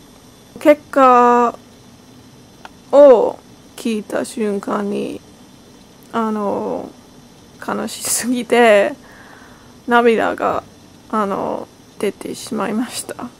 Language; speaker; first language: Japanese; non-native, learner; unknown